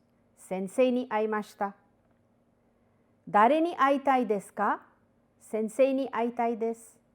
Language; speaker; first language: Japanese; non-native, fluent; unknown